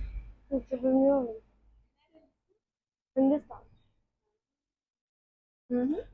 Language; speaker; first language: Turkish; non-native, learner; Hindi